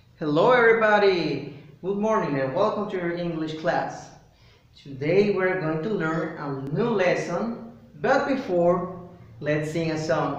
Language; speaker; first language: English; non-native, fluent; Spanish